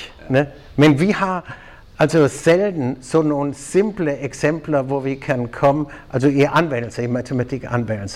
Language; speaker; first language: Danish; non-native, fluent; German